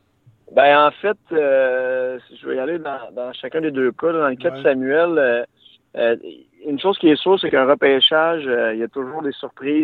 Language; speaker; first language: French; native; French